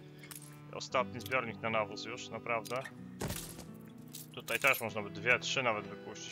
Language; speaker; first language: Polish; native; Polish